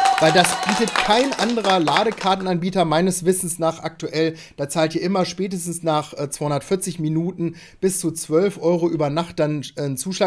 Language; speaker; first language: German; native; German